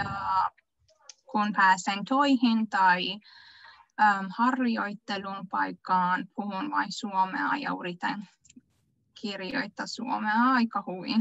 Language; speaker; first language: Finnish; non-native, learner; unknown